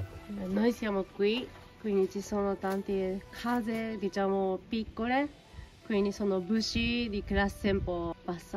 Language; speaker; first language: Italian; non-native, fluent; Japanese